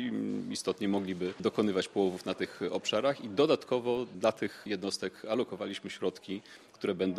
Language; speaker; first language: Polish; native; Polish